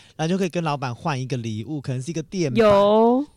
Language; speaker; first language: Chinese; non-native, local second language; Hakka Chinese